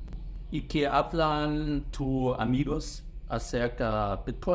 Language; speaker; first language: Spanish; non-native, learner; German